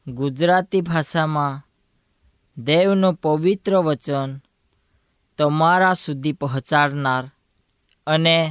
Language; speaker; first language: Gujarati; non-native, local second language; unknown